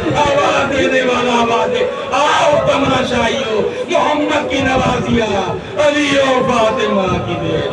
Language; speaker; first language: Urdu; native; Urdu